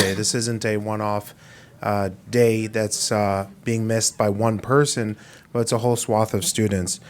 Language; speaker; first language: English; native; English